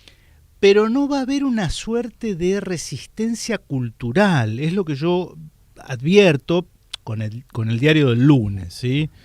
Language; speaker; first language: Spanish; native; Spanish